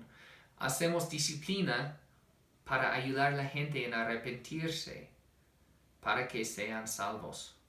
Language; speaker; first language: Spanish; non-native, fluent; English